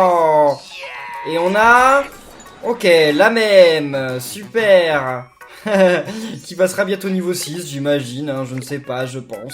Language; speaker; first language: French; native; French